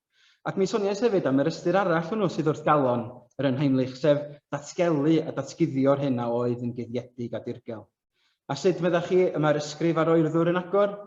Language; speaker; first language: Welsh; native; Welsh